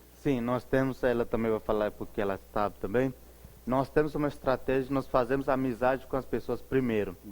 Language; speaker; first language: Portuguese; non-native, fluent; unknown